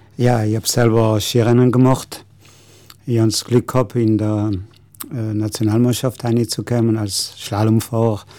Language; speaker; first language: German; non-native, local second language; Ladin